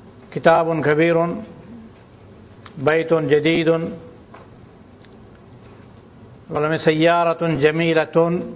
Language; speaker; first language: Arabic; non-native, fluent; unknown